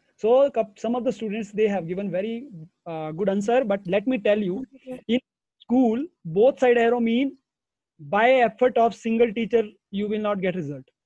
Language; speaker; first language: English; non-native, local second language; Hindi